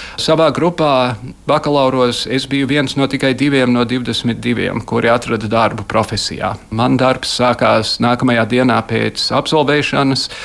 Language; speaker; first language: Latvian; early bilingual, heritage; Latvian